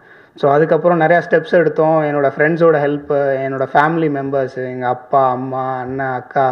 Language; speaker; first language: Tamil; native; Tamil